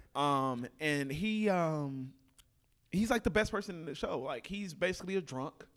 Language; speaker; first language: English; native; English